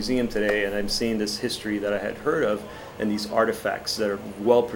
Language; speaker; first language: English; early bilingual, other home language; Spanish